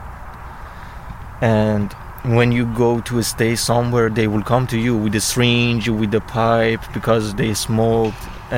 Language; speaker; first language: English; non-native, learner; Persian